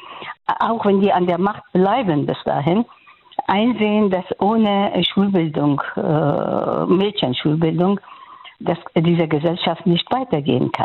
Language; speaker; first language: German; non-native, fluent; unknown